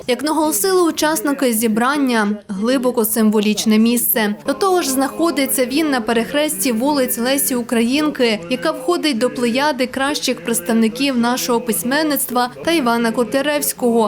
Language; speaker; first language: Ukrainian; native; Ukrainian